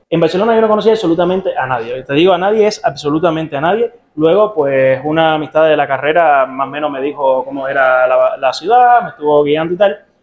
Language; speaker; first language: Spanish; native; Spanish